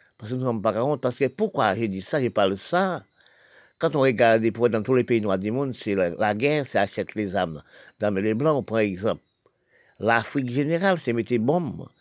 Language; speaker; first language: French; non-native, local second language; Haitian Creole